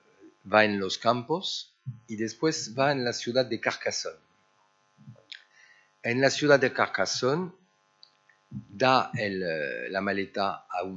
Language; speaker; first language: Spanish; early bilingual, heritage; French